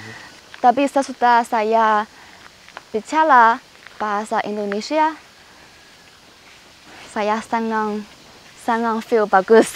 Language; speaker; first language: Indonesian; non-native, learner; Chinese